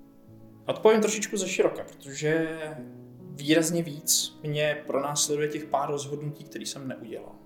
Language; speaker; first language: Czech; native; Czech